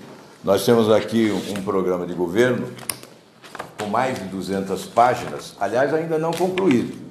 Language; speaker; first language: Portuguese; native; Portuguese